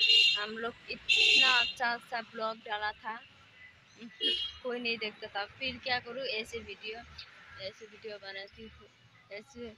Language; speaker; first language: Hindi; non-native, local second language; Bangla